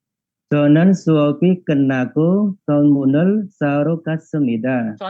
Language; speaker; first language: Korean; non-native, learner; Indonesian